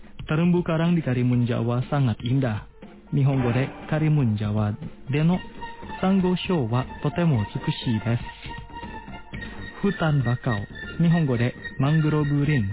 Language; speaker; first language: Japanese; non-native, fluent; Indonesian